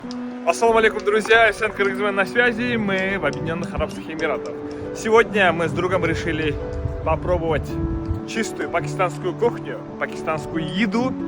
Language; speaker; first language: Russian; non-native, local second language; Kyrgyz